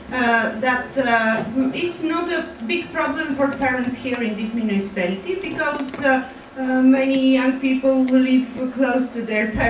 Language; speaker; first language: English; non-native, fluent; Bulgarian